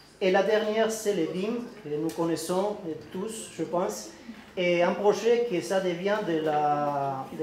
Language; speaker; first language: French; non-native, learner; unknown